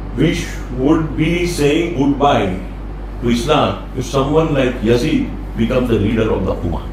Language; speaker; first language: English; non-native, local second language; Urdu